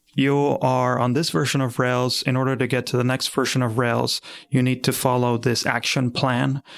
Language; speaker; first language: English; non-native, fluent; Spanish